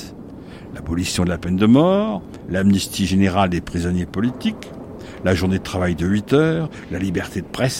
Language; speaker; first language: French; native; French